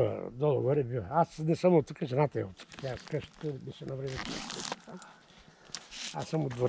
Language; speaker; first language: Bulgarian; native; Bulgarian